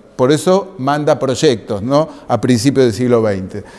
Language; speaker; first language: Spanish; native; Spanish